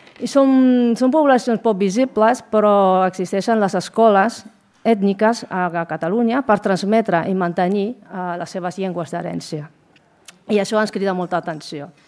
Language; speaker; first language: Catalan; non-native, fluent; Japanese